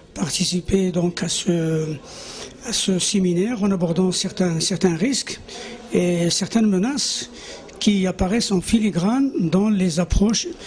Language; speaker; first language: French; non-native, local second language; Arabic